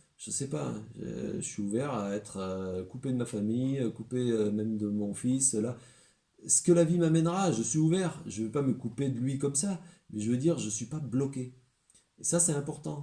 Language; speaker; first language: French; native; French